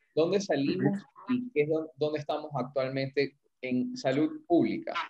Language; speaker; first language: Spanish; native; Spanish